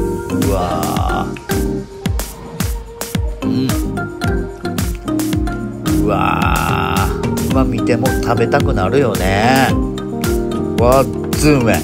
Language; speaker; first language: Japanese; native; Japanese